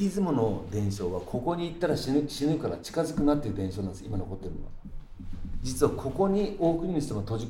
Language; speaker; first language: Japanese; native; Japanese